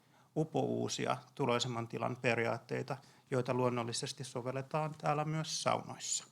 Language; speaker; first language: Finnish; native; Finnish